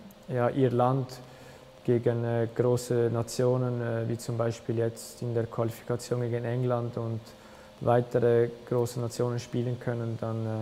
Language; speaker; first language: German; early bilingual, other home language; Albanian